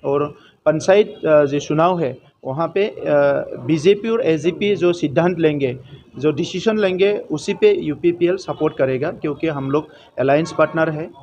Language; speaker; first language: Hindi; non-native, local second language; Bodo